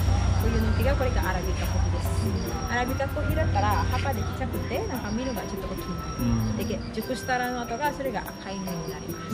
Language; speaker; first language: Japanese; non-native, learner; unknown